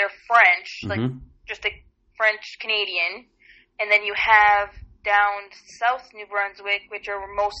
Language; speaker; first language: English; non-native, fluent; French